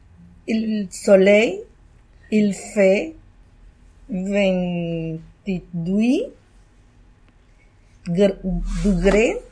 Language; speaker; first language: French; non-native, learner; Spanish